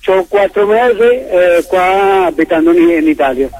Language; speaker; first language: Italian; early bilingual, heritage; Spanish